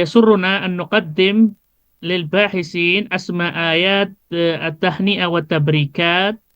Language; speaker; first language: Arabic; non-native, fluent; Indonesian